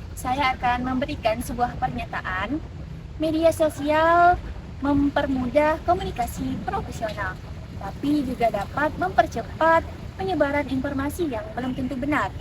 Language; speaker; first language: Indonesian; native; Indonesian